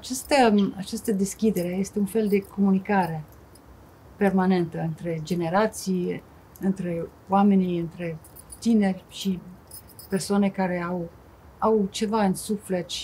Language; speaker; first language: Romanian; non-native, fluent; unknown